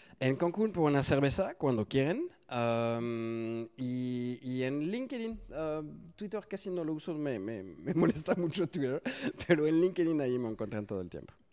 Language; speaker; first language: Spanish; non-native, fluent; French